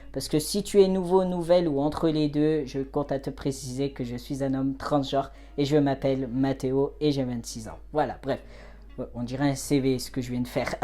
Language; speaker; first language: French; native; French